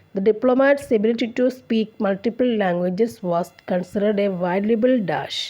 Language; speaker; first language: English; non-native, local second language; Malayalam